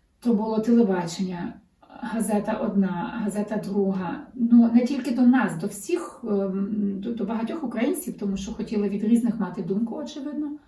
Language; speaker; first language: Ukrainian; early bilingual, heritage; Ukrainian